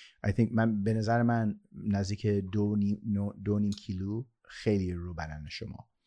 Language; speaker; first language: Persian; early bilingual, heritage; Persian